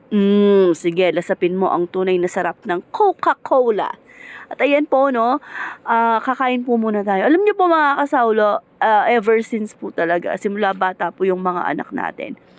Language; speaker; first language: Filipino; native; Filipino